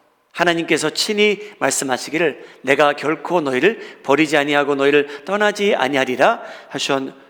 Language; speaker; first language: Korean; native; Korean